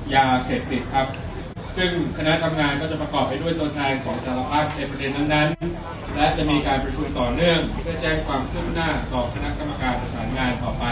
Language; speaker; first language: Thai; native; Thai